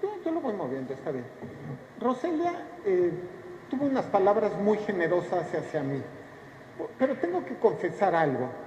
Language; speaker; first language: Spanish; native; Spanish